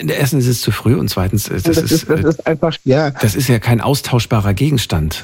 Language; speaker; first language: German; native; German